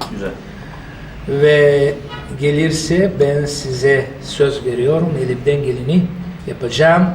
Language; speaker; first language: Turkish; non-native, fluent; Bulgarian